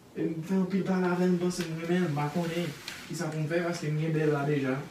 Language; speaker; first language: Haitian Creole; non-native, learner; English